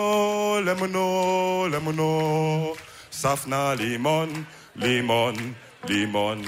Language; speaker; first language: German; early bilingual, other home language; Wolof